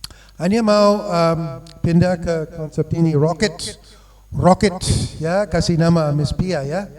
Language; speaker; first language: Indonesian; non-native, fluent; English